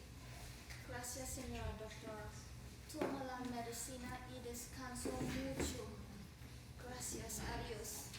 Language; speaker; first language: Spanish; non-native, learner; English